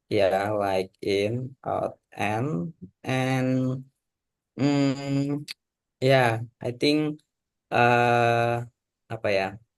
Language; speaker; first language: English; non-native, learner; Indonesian